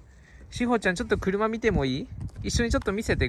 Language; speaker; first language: Japanese; non-native, fluent; Urdu